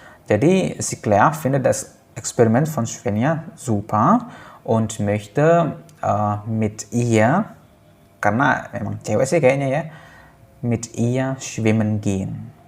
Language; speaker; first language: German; non-native, fluent; Indonesian